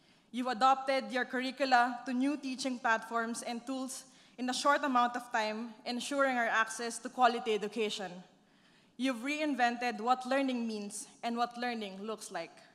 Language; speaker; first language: English; non-native, local second language; Filipino